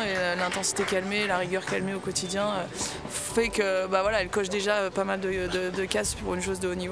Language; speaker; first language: French; native; French